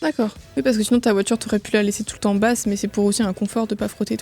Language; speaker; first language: French; native; French